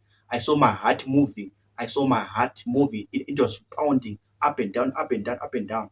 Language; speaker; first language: English; non-native, local second language; Shona